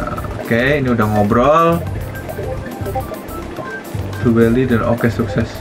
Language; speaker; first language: Indonesian; native; Indonesian